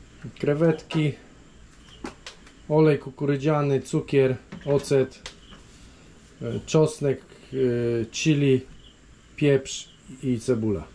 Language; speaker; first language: Polish; native; Polish